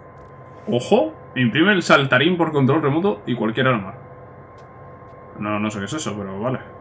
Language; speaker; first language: Spanish; native; Spanish